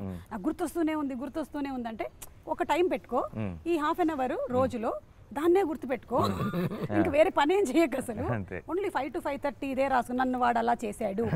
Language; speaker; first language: Telugu; native; Telugu